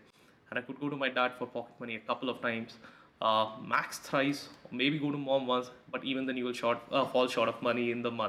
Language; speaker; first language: English; non-native, local second language; Hindi